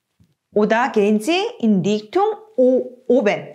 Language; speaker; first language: German; non-native, fluent; Korean